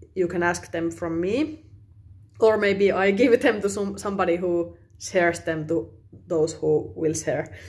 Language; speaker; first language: English; non-native, fluent; Finnish